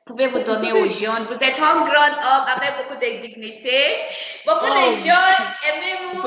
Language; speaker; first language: French; non-native, learner; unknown